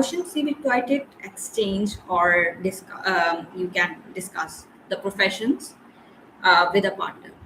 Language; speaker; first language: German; non-native, learner; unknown